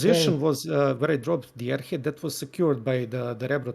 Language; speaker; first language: English; non-native, fluent; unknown